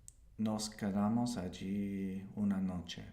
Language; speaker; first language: Spanish; non-native, learner; English